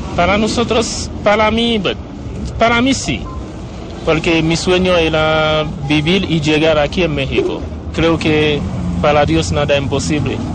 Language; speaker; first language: Spanish; non-native, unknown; Haitian Creole